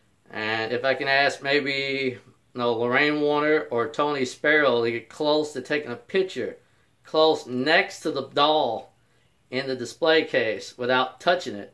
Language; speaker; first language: English; native; English